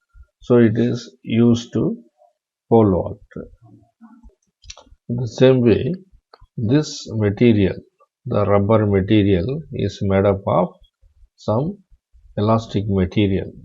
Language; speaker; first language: English; non-native, local second language; Tamil